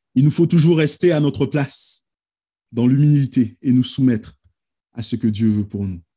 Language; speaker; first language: French; native; French